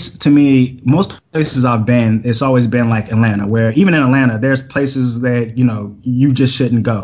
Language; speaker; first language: English; native; English